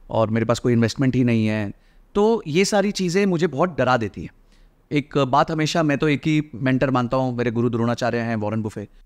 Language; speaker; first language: Hindi; native; Hindi